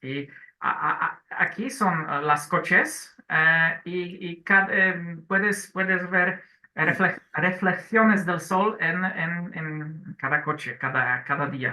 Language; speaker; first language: Spanish; non-native, learner; Polish